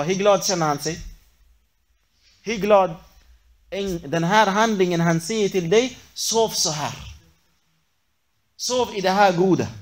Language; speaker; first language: Swedish; non-native, fluent; Arabic